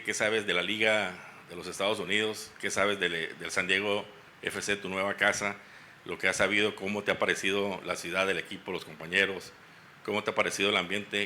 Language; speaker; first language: Spanish; native; Spanish